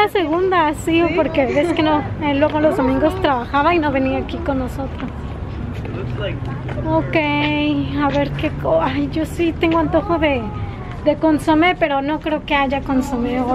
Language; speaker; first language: Spanish; native; Spanish